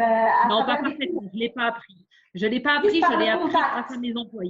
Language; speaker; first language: French; native; French